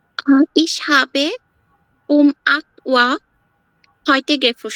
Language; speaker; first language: German; non-native, learner; Bangla